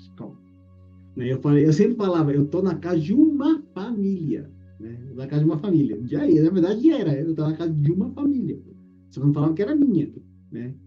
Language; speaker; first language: Portuguese; native; Portuguese